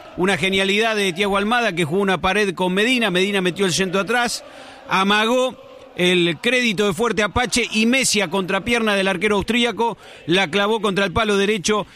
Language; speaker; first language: Spanish; native; Spanish